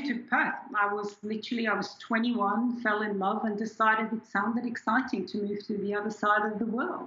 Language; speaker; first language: English; non-native, fluent; German